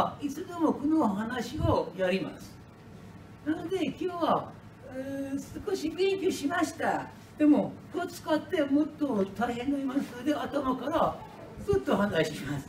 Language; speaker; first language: Japanese; non-native, learner; Persian